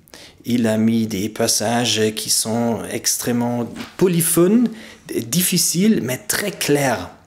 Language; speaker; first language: French; non-native, fluent; German